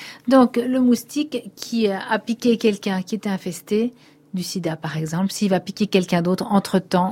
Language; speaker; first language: French; native; French